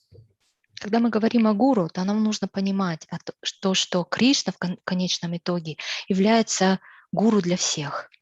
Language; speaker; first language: Russian; native; Russian